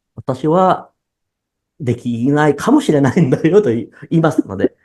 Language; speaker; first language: Japanese; non-native, fluent; Indonesian